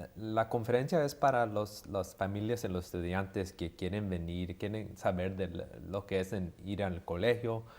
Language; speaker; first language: Spanish; early bilingual, heritage; Spanish